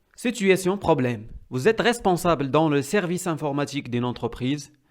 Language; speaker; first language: French; non-native, local second language; Arabic